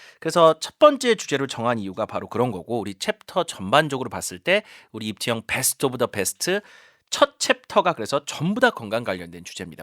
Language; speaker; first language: Korean; native; Korean